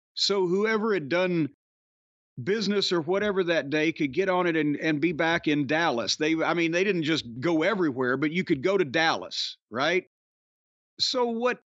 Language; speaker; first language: English; native; English